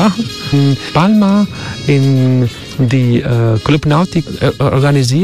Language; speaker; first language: German; non-native, learner; Spanish